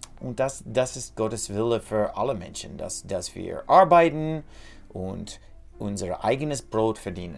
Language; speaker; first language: German; non-native, learner; English